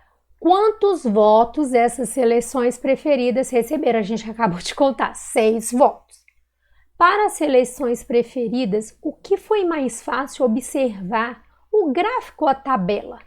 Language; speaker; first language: Portuguese; native; Portuguese